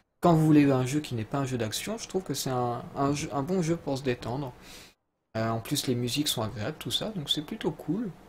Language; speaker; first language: French; native; French